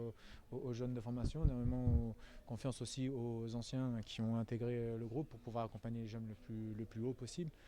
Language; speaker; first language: French; native; French